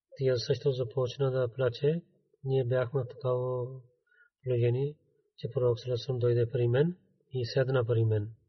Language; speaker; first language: Bulgarian; non-native, learner; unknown